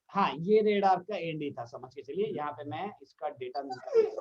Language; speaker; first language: Hindi; non-native, local second language; Marathi